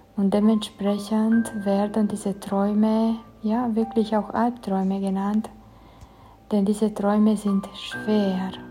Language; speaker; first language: German; non-native, fluent; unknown